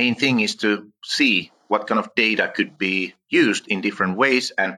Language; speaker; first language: English; non-native, fluent; Finnish